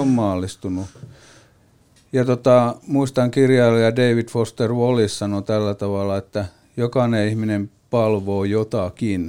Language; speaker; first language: Finnish; native; Finnish